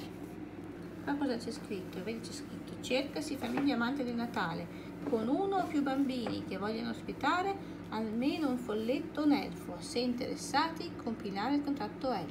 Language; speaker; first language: Italian; native; Italian